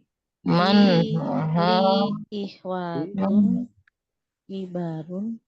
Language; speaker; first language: Arabic; non-native, learner; Indonesian